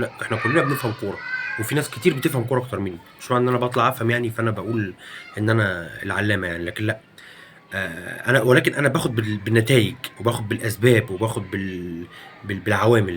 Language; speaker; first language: Arabic; native; Arabic